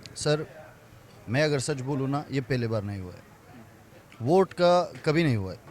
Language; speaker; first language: Hindi; non-native, fluent; Persian